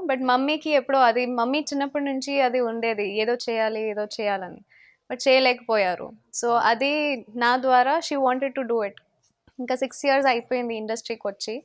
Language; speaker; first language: Telugu; non-native, fluent; Hindi